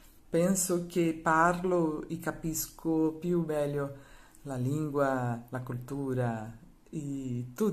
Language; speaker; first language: Italian; non-native, learner; Portuguese